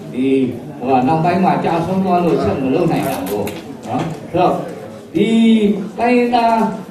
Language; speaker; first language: Burmese; native; Burmese